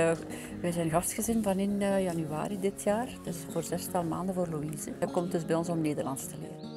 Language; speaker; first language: Dutch; native; Dutch